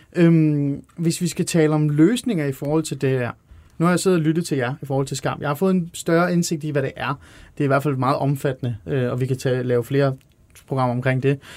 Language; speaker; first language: Danish; early bilingual, other home language; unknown